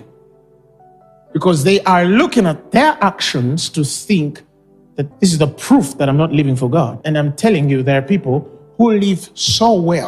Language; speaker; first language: English; non-native, local second language; Ganda